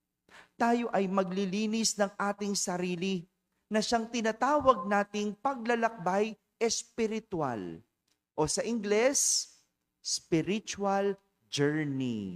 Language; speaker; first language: Filipino; native; Filipino